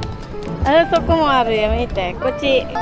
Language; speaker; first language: Japanese; non-native, learner; Filipino